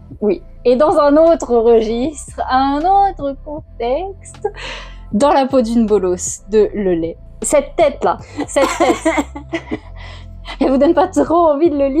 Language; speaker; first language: French; native; French